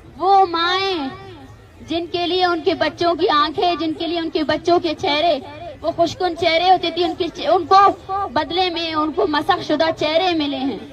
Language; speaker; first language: Urdu; non-native, local second language; Baluchi